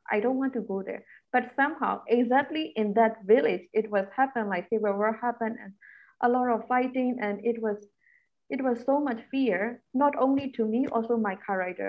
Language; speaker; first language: English; non-native, fluent; Burmese